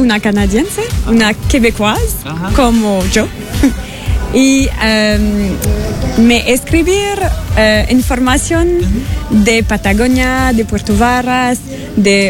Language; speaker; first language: Spanish; non-native, learner; French